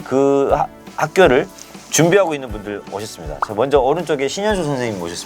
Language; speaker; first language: Korean; native; Korean